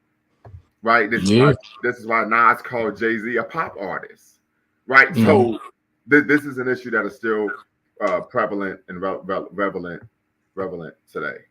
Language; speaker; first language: English; native; English